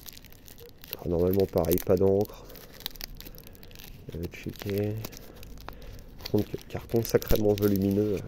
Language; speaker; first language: French; native; French